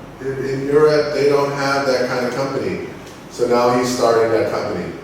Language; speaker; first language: English; native; English